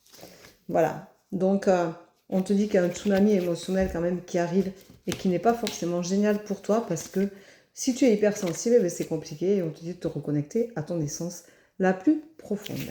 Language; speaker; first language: French; native; French